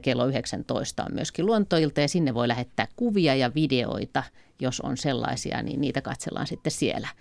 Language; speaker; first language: Finnish; native; Finnish